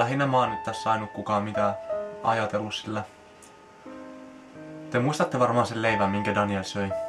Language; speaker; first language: Finnish; native; Finnish